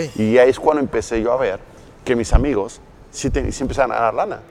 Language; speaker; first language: Spanish; native; Spanish